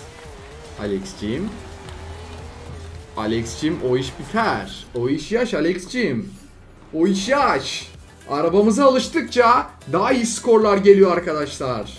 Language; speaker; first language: Turkish; native; Turkish